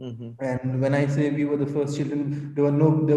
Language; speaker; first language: English; non-native, local second language; Pashto